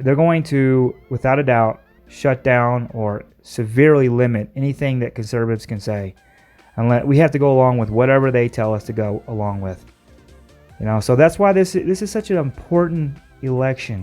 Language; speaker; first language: English; native; English